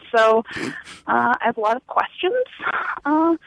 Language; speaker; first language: English; native; English